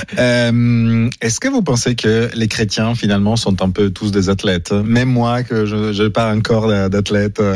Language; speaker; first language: French; non-native, fluent; Italian